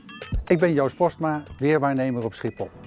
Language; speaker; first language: Dutch; native; Dutch